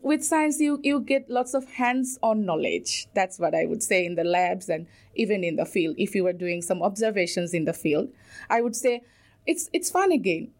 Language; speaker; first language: English; non-native, local second language; Bangla